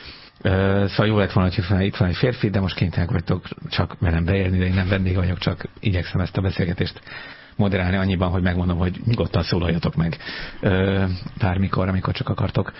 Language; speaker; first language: Hungarian; native; Hungarian